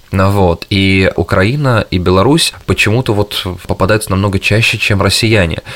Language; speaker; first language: Russian; native; Russian